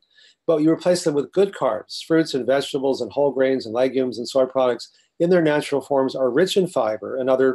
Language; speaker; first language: English; native; English